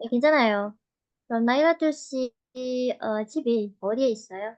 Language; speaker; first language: Korean; non-native, fluent; Indonesian